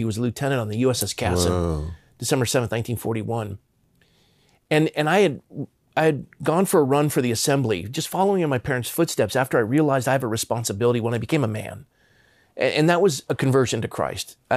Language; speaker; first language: English; native; English